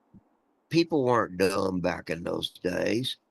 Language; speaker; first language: English; native; English